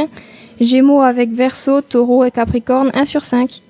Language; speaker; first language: French; native; French